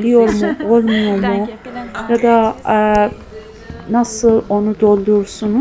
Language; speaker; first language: Turkish; non-native, fluent; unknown